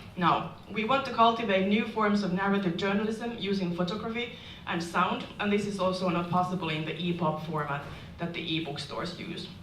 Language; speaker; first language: English; non-native, fluent; Finnish